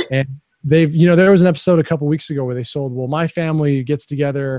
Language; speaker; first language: English; native; English